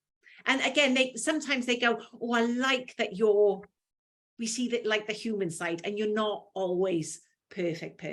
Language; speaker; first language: English; native; English